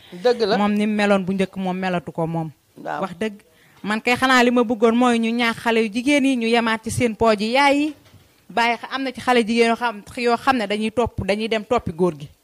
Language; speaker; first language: Wolof; native; Wolof